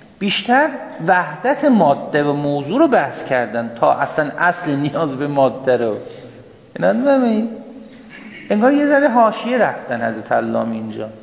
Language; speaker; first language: Persian; non-native, local second language; Azerbaijani